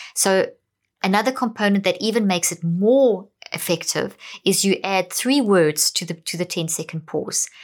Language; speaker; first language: English; native; English